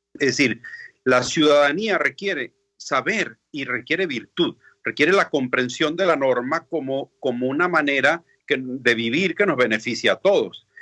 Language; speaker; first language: Spanish; native; Spanish